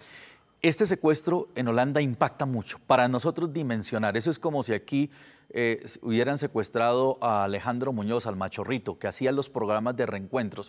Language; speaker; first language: Spanish; native; Spanish